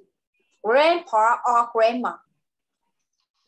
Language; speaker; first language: English; non-native, local second language; Vietnamese